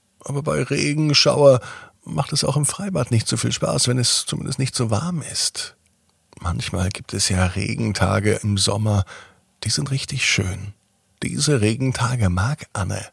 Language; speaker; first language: German; native; German